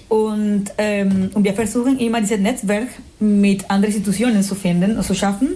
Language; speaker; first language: German; non-native, fluent; Spanish